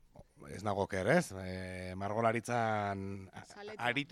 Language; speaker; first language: Basque; native; Basque